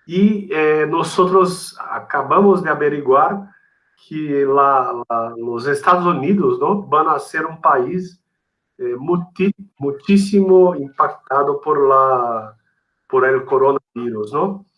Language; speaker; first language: Spanish; non-native, fluent; Portuguese